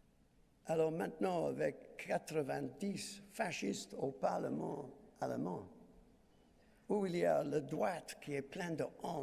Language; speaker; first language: French; non-native, fluent; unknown